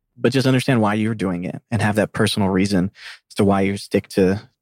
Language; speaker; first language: English; native; English